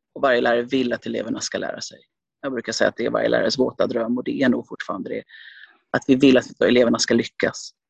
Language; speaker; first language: Swedish; early bilingual, other home language; Finnish